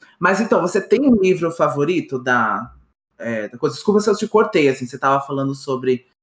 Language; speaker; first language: Portuguese; native; Portuguese